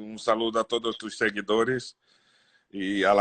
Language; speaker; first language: Spanish; non-native, fluent; Portuguese